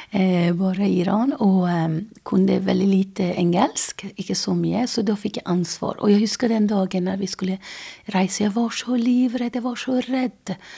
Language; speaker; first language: Norwegian; non-native, fluent; Persian